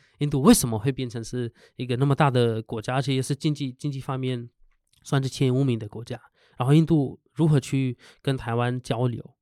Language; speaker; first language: Chinese; non-native, fluent; Hindi